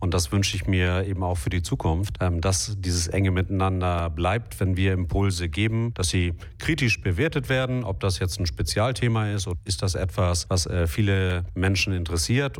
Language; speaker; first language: German; native; German